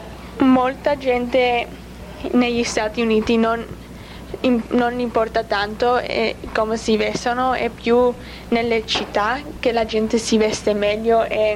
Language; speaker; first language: Italian; non-native, learner; English